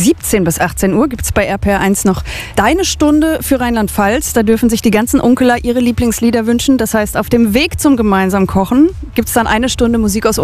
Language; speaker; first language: German; native; German